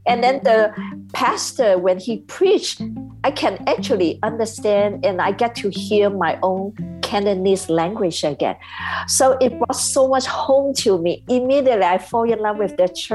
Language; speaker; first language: English; non-native, local second language; Cantonese